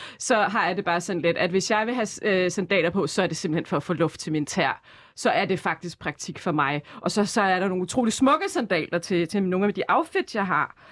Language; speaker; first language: Danish; native; Danish